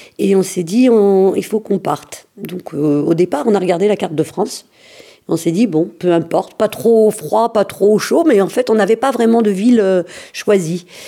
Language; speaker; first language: French; early bilingual, other home language; Arabic